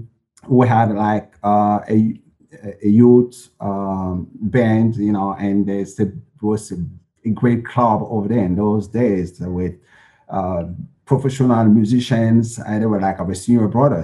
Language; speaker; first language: English; non-native, local second language; French